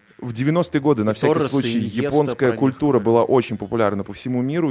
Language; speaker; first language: Russian; native; Russian